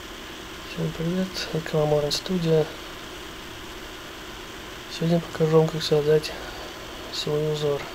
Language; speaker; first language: Russian; native; Russian